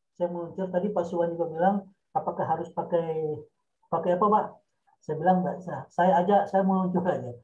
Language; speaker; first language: Indonesian; non-native, local second language; Minangkabau